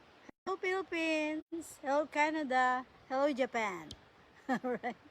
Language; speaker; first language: English; non-native, local second language; Filipino